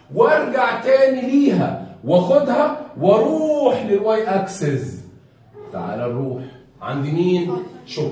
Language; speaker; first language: Arabic; native; Arabic